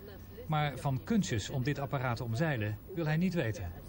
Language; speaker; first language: Dutch; native; Dutch